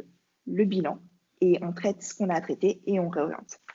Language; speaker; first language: French; native; French